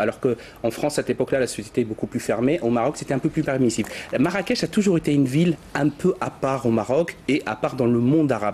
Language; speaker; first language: French; native; French